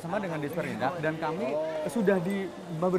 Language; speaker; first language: Indonesian; native; Indonesian